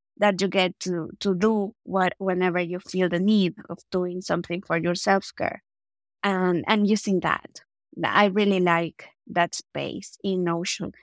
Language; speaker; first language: English; non-native, fluent; Spanish